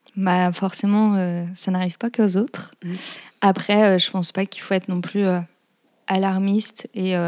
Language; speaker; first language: French; native; French